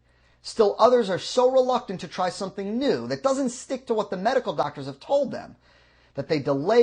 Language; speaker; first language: English; native; English